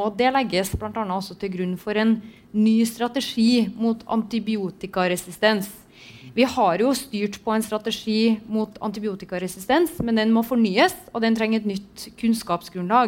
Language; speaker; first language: Norwegian; native; Norwegian